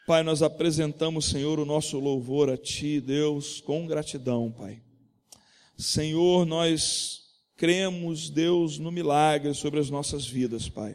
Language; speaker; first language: Portuguese; native; Portuguese